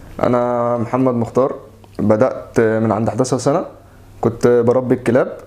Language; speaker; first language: Arabic; native; Arabic